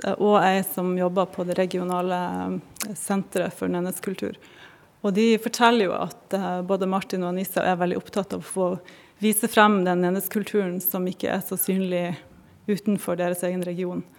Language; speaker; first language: Norwegian; native; Norwegian